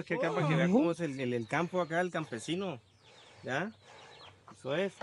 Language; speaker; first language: Spanish; native; Spanish